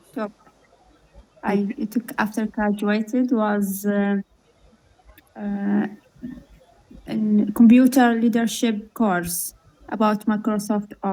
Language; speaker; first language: English; non-native, learner; Arabic